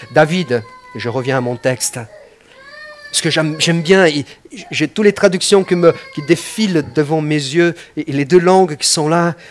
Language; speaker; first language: French; non-native, fluent; Portuguese